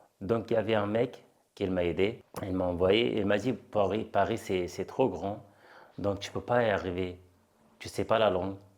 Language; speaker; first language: French; non-native, fluent; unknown